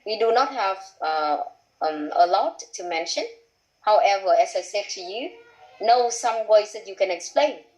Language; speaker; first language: English; non-native, fluent; Vietnamese